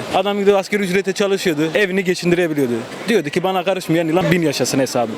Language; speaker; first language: Turkish; native; Turkish